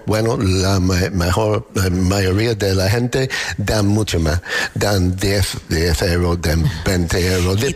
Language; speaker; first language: Spanish; non-native, learner; English